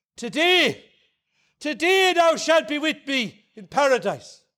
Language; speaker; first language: English; native; English